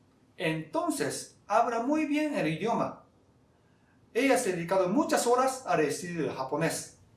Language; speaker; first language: Spanish; non-native, fluent; Japanese